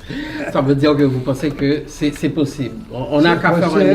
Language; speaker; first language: French; native; French